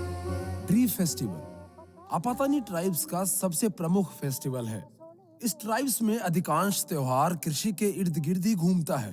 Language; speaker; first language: Hindi; native; Hindi